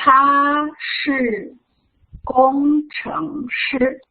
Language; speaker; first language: Chinese; non-native, fluent; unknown